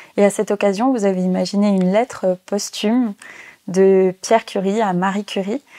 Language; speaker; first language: French; native; French